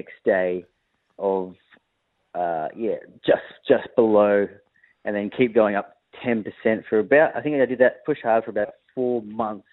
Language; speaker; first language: English; native; English